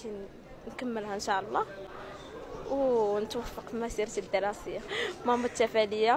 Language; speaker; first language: Arabic; native; Arabic